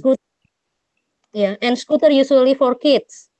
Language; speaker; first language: English; non-native, learner; Banjar